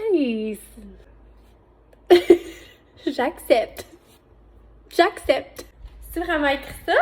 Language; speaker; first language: French; native; French